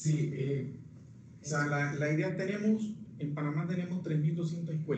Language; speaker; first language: Spanish; native; Spanish